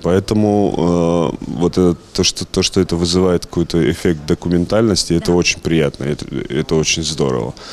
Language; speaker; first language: Russian; native; Russian